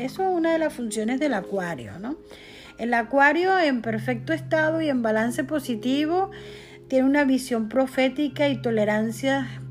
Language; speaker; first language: Spanish; native; Spanish